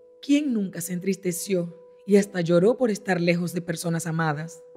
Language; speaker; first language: Spanish; native; Spanish